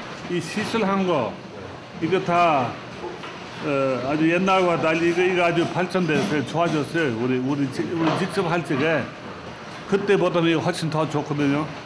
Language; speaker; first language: Korean; non-native, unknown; English